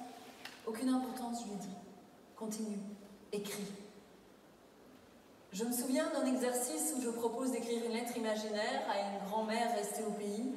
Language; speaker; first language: French; native; French